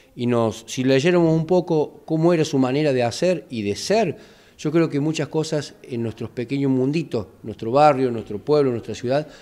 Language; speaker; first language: Spanish; native; Spanish